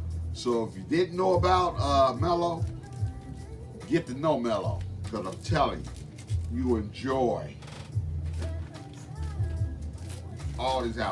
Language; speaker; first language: English; native; English